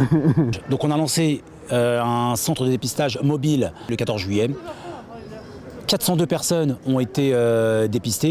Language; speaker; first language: French; native; French